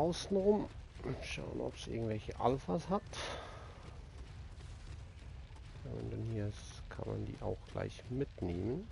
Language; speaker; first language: German; native; German